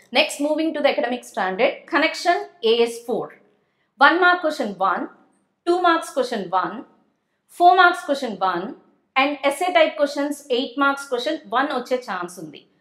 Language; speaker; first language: Telugu; native; Telugu